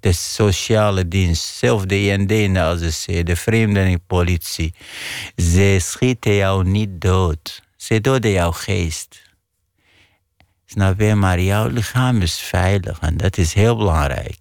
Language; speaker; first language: Dutch; non-native, fluent; Arabic